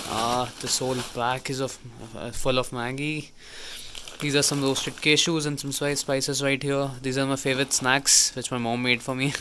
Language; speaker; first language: English; non-native, local second language; Hindi